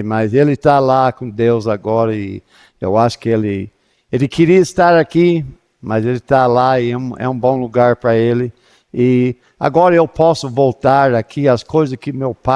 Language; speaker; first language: Portuguese; non-native, fluent; English